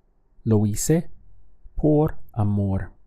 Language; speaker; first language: Spanish; non-native, fluent; English